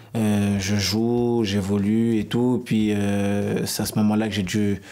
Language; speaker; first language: French; native; French